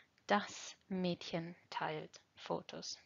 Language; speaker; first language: German; non-native, fluent; English